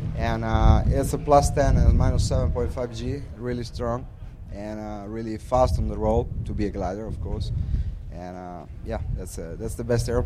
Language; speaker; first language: English; non-native, fluent; Italian